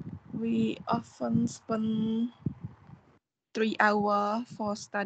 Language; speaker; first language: English; non-native, learner; Khmer